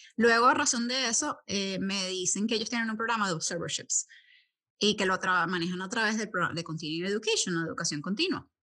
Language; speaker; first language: Spanish; native; Spanish